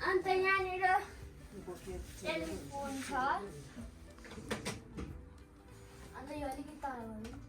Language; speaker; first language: Nepali; non-native, local second language; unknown